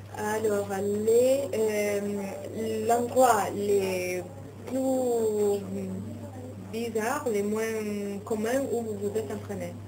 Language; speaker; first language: French; non-native, fluent; Russian